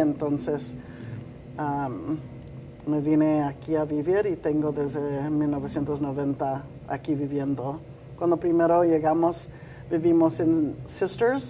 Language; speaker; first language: Spanish; early bilingual, heritage; Spanish